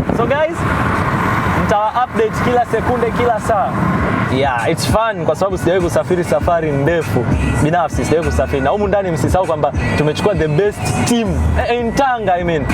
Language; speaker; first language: Swahili; native; Swahili